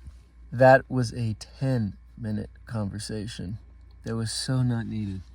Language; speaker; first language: English; native; English